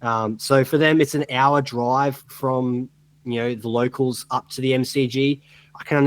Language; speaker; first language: English; native; English